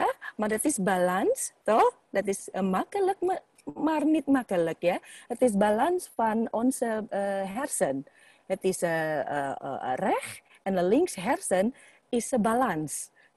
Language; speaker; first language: Dutch; non-native, learner; Indonesian